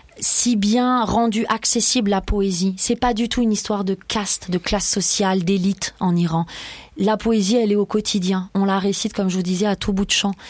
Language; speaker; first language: French; early bilingual, other home language; Persian